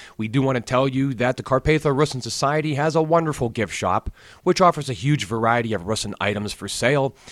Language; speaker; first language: English; native; English